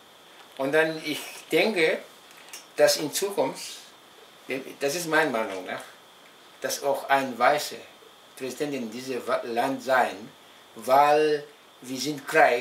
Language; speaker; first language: German; non-native, local second language; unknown